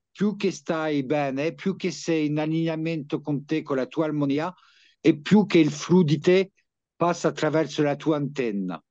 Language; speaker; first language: Italian; early bilingual, heritage; French